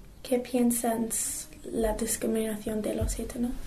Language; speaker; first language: Spanish; non-native, learner; English